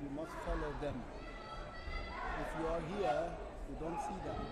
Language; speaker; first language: English; non-native, learner; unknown